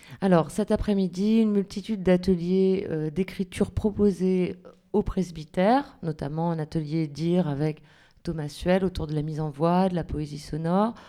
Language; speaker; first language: French; native; French